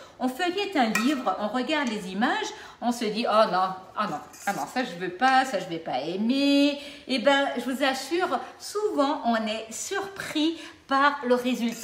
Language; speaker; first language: French; native; French